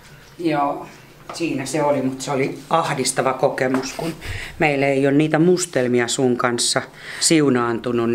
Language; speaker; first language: Finnish; native; Finnish